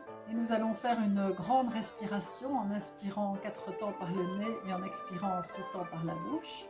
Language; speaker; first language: French; native; French